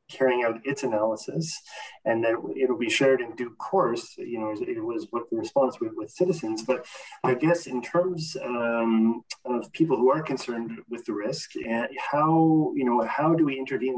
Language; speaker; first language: English; native; English